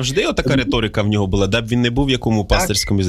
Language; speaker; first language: Ukrainian; native; Ukrainian